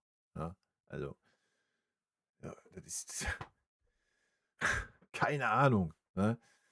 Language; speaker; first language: German; native; German